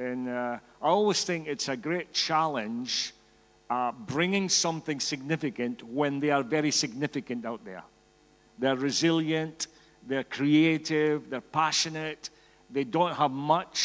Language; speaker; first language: English; native; English